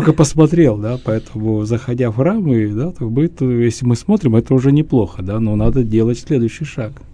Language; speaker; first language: Russian; native; Russian